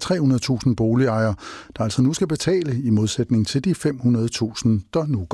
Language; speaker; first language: Danish; native; Danish